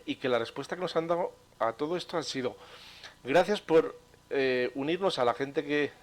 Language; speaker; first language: Spanish; native; Spanish